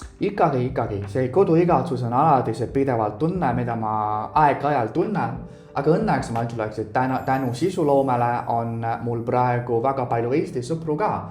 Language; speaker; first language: Estonian; non-native, fluent; Chinese